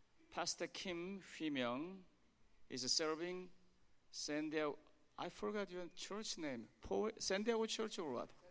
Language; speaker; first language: English; non-native, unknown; Korean